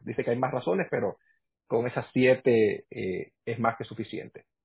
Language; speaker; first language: Spanish; native; Spanish